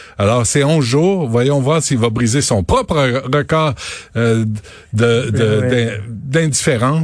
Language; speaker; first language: French; native; French